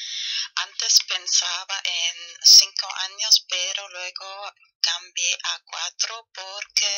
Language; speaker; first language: Spanish; non-native, fluent; German